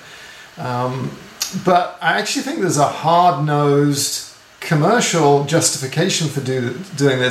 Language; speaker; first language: English; native; English